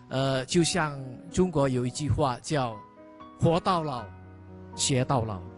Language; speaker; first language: Chinese; early bilingual, heritage; Indonesian